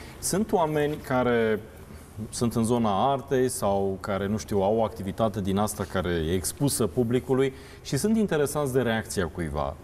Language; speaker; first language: Romanian; native; Romanian